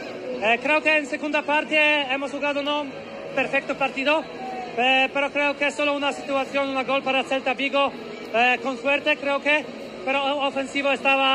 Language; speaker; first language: Spanish; non-native, learner; Polish